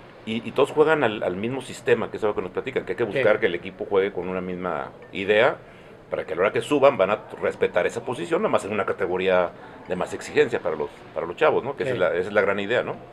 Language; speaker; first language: Spanish; native; Spanish